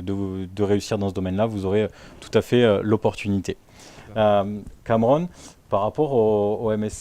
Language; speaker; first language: French; native; French